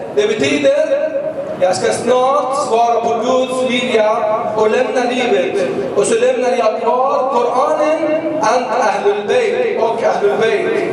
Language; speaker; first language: Swedish; early bilingual, other home language; Arabic